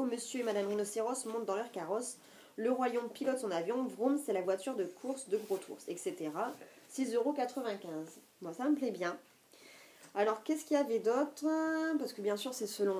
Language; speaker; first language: French; native; French